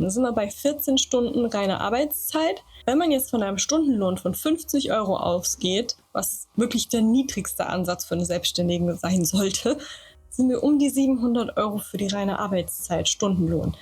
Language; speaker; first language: German; native; German